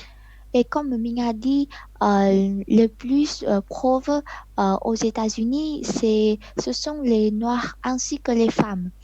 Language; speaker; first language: French; non-native, learner; Vietnamese